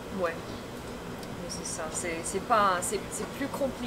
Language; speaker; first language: French; non-native, fluent; Chinese